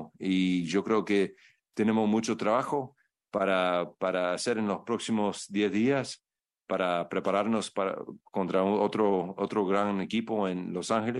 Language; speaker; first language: Spanish; non-native, fluent; English